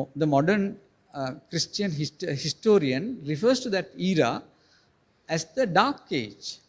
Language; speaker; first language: English; non-native, local second language; Sinhala